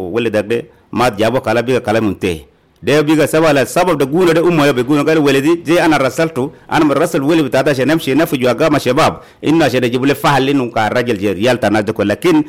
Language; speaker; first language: Arabic; non-native, local second language; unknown